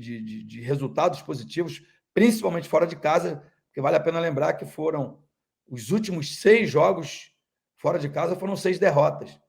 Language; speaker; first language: Portuguese; native; Portuguese